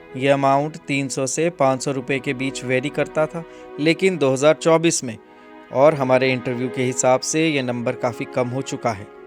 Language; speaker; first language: Hindi; native; Hindi